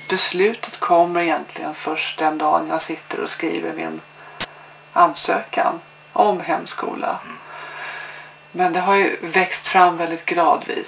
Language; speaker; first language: Swedish; native; Swedish